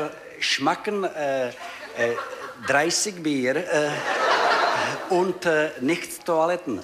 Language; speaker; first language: German; non-native, learner; Czech